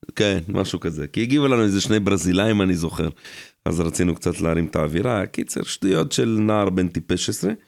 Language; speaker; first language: Hebrew; early bilingual, other home language; Russian